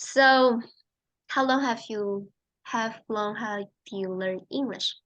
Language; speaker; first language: English; non-native, fluent; Vietnamese